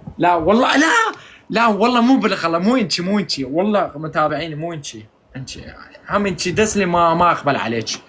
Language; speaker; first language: Arabic; non-native, local second language; Kurdish